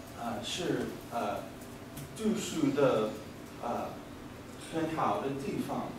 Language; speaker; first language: Chinese; non-native, learner; English